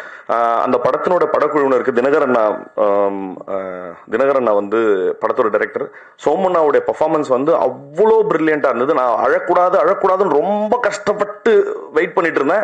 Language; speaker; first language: Tamil; native; Tamil